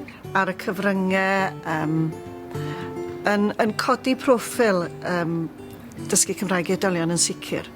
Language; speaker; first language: Welsh; native; Welsh